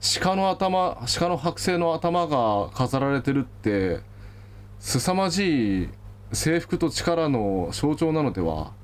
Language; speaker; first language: Japanese; native; Japanese